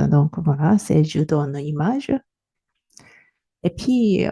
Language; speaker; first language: French; non-native, fluent; Japanese